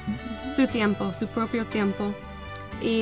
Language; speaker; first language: Spanish; non-native, learner; English